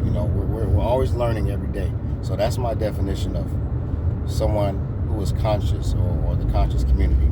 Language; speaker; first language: English; native; English